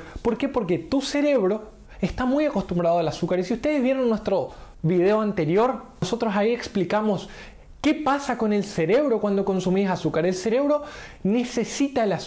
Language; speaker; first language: Spanish; native; Spanish